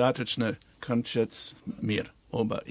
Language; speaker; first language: Russian; non-native, learner; English